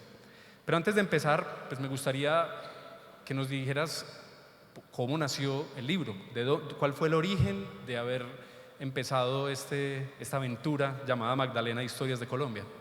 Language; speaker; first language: Spanish; native; Spanish